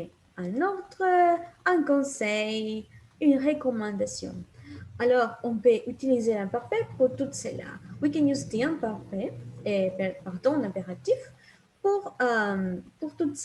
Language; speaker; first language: French; non-native, fluent; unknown